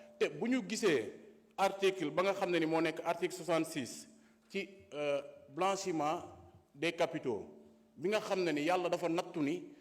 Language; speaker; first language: Wolof; non-native, local second language; Fula